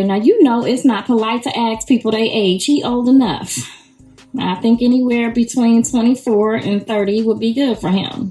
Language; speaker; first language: English; native; English